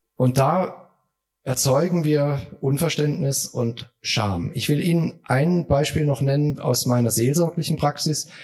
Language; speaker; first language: German; native; German